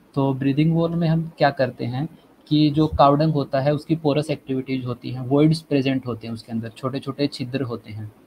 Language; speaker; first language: Hindi; native; Hindi